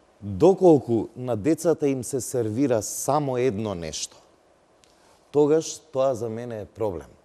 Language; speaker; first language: Macedonian; non-native, local second language; Albanian